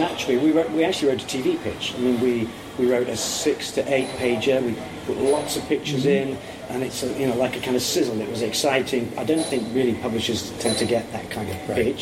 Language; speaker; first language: English; native; English